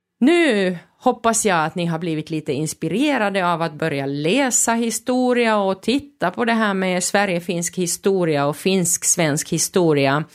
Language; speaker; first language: Swedish; non-native, local second language; Finnish